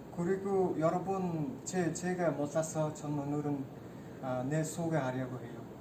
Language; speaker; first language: Korean; non-native, learner; Mongolian